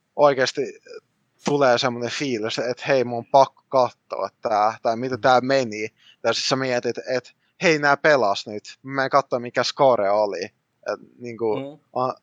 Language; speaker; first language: Finnish; early bilingual, other home language; Russian